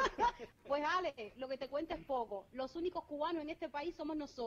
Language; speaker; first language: Spanish; native; Spanish